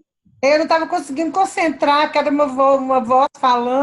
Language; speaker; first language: Portuguese; native; Portuguese